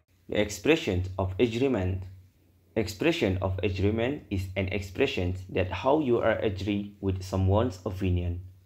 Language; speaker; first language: English; non-native, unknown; Indonesian